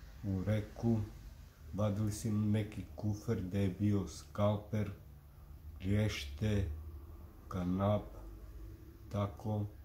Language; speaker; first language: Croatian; non-native, local second language; Romany